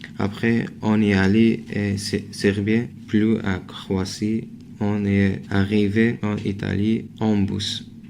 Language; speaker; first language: French; non-native, learner; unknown